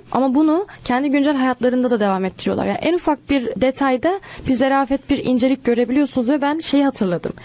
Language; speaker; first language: Turkish; native; Turkish